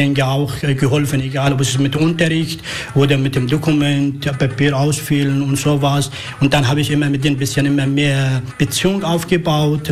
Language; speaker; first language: German; non-native, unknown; Arabic